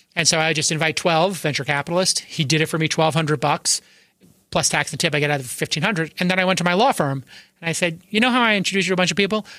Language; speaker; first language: English; native; English